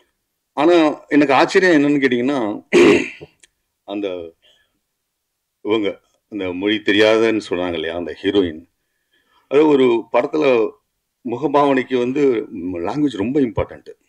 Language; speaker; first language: Tamil; native; Tamil